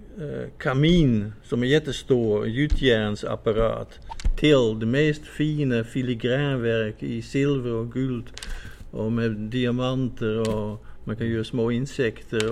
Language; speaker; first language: Swedish; non-native, fluent; Dutch